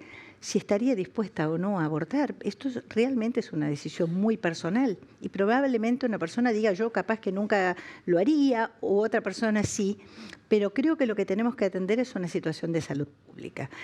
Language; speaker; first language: Spanish; native; Spanish